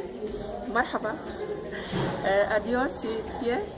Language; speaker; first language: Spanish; non-native, learner; Arabic